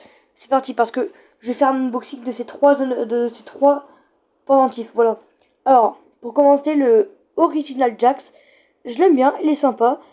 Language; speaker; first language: French; native; French